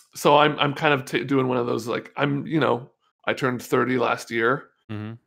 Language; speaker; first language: English; native; English